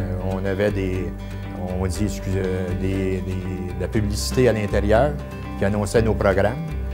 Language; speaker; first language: French; native; French